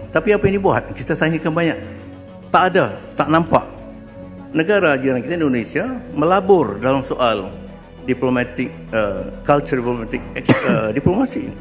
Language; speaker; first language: Malay; native; Malay